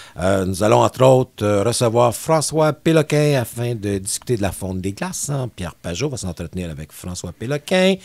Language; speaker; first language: French; native; French